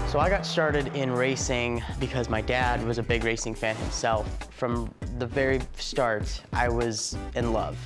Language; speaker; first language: English; native; English